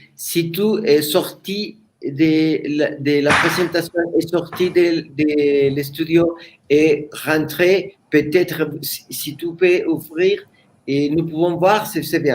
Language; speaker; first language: French; non-native, learner; Spanish